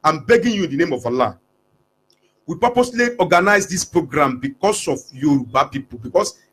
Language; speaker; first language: English; non-native, local second language; Yoruba